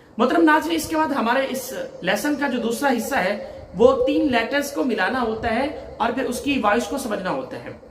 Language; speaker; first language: Urdu; native; Urdu